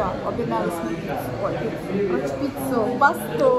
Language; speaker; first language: Czech; non-native, learner; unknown